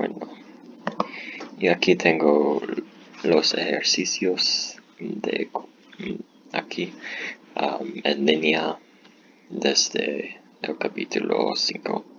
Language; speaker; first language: Spanish; non-native, learner; English